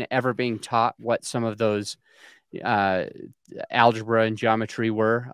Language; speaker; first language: English; native; English